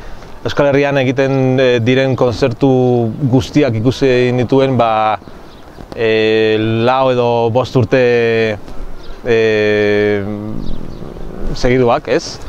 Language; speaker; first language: Basque; non-native, local second language; Spanish